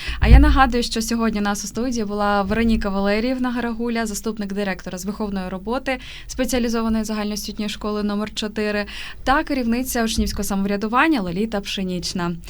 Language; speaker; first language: Ukrainian; native; Ukrainian